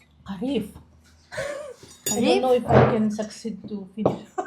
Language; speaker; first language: English; non-native, fluent; Filipino